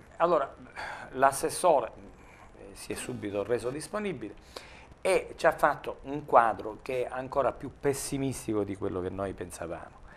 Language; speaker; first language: Italian; native; Italian